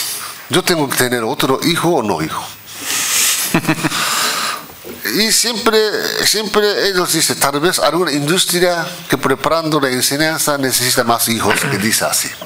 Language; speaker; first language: Spanish; non-native, fluent; Japanese